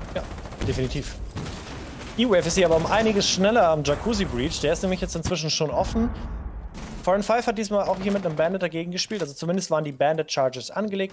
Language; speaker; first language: German; native; German